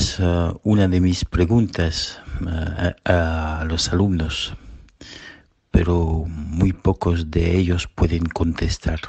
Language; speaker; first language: Spanish; early bilingual, heritage; Spanish